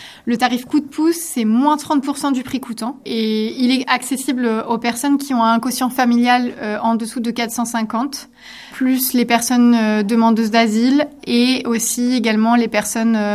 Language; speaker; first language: French; native; French